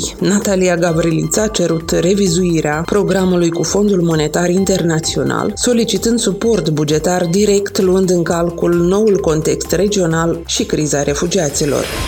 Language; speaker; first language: Romanian; native; Romanian